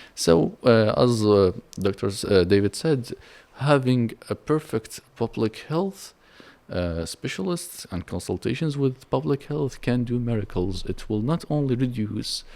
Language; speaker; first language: English; non-native, fluent; Arabic